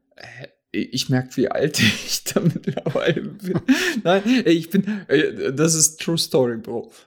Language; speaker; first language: German; non-native, fluent; Russian